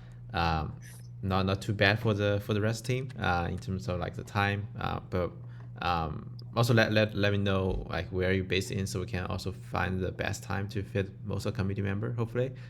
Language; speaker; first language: English; non-native, fluent; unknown